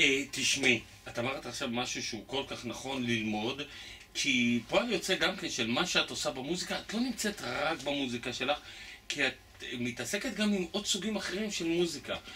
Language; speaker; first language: Hebrew; native; Hebrew